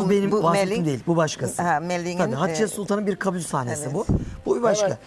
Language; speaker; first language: Turkish; native; Turkish